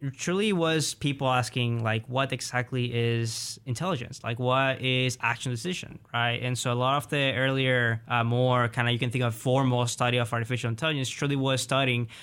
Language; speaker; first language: English; early bilingual, other home language; Spanish